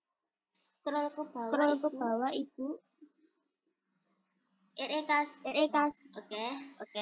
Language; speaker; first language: Indonesian; native; Indonesian